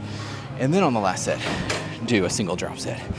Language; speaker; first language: English; native; English